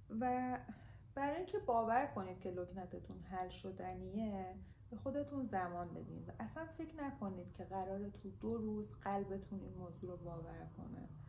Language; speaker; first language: Persian; native; Persian